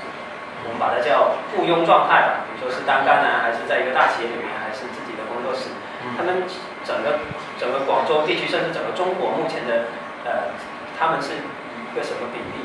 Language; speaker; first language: Chinese; native; Chinese